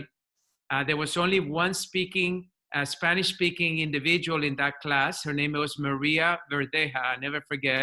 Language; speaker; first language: English; non-native, fluent; Spanish